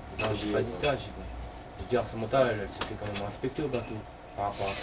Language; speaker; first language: French; native; French